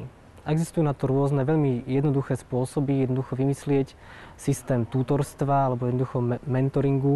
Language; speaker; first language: Slovak; native; Slovak